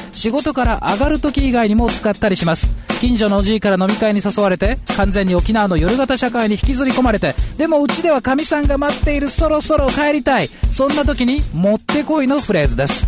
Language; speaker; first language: Japanese; native; Japanese